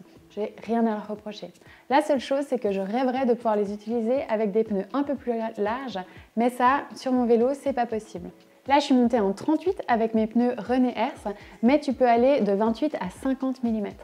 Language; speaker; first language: French; native; French